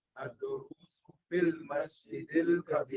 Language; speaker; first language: Arabic; non-native, learner; English